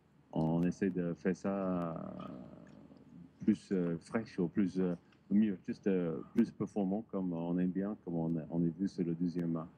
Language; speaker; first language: French; non-native, learner; English